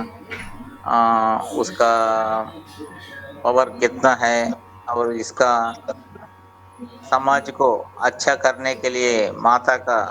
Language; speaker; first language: Hindi; non-native, local second language; Telugu